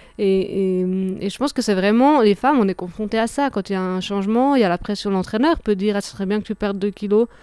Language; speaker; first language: French; native; French